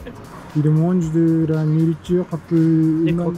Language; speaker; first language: French; non-native, fluent; Japanese